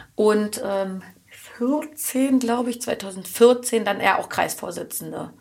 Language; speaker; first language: German; native; German